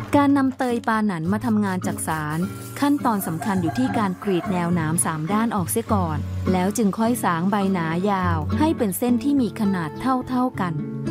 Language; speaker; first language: Thai; native; Thai